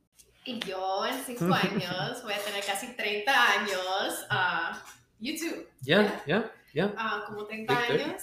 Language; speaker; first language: Spanish; early bilingual, other home language; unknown